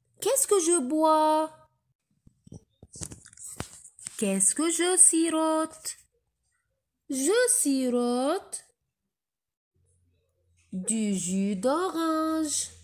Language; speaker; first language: French; non-native, local second language; Arabic